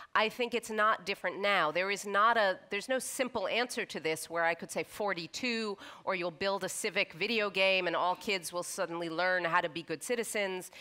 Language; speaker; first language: English; native; English